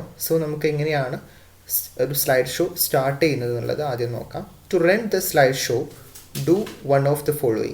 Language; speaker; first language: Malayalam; native; Malayalam